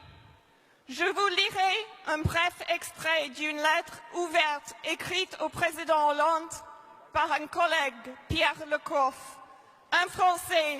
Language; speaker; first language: French; non-native, fluent; English